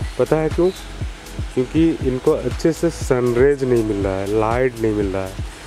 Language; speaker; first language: Hindi; non-native, local second language; Odia